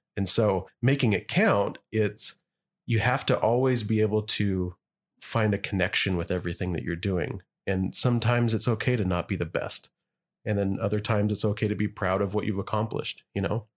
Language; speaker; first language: English; native; English